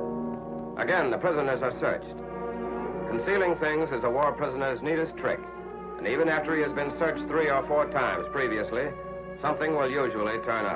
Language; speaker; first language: English; native; English